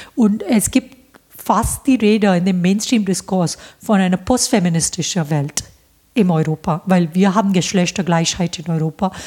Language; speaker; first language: German; non-native, fluent; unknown